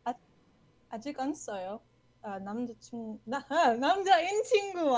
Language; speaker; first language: Korean; non-native, learner; English